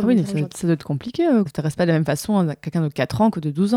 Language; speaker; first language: French; native; French